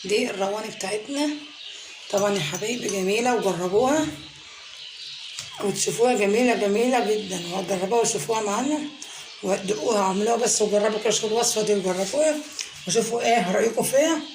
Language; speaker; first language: Arabic; native; Arabic